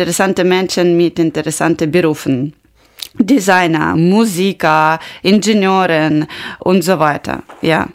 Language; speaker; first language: German; non-native, learner; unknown